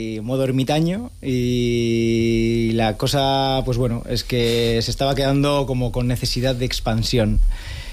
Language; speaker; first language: Spanish; native; Spanish